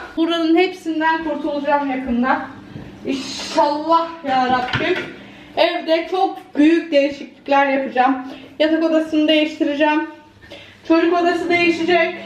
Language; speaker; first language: Turkish; early bilingual, heritage; Turkish